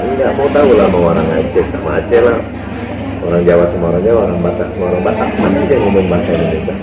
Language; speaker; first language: Indonesian; non-native, local second language; Achinese